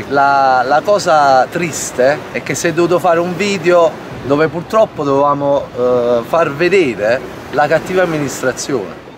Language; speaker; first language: Italian; native; Italian